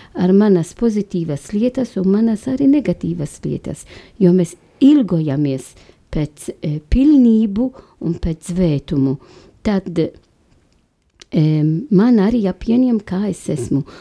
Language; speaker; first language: Latvian; non-native, fluent; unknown